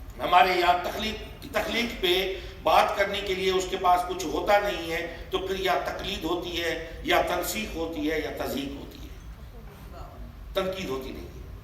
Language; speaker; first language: Urdu; non-native, local second language; Sindhi